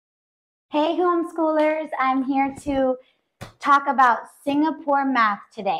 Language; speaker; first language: English; native; English